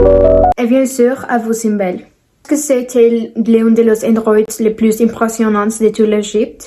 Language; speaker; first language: French; non-native, learner; Spanish